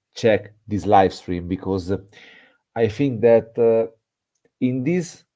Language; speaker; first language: English; non-native, fluent; Italian